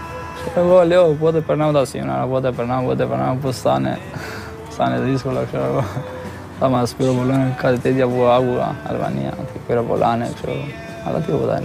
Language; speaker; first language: Greek; non-native, fluent; Albanian